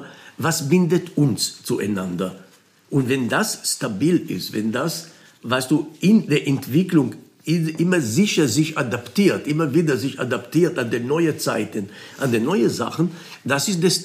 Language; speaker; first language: German; non-native, fluent; Hebrew